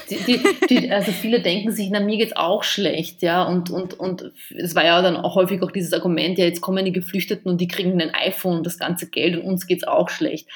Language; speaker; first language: German; early bilingual, other home language; Bosnian